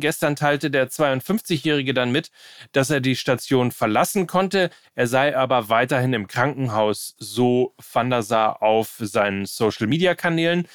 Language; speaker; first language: German; native; German